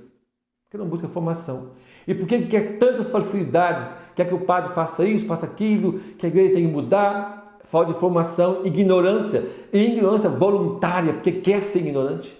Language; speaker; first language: Portuguese; native; Portuguese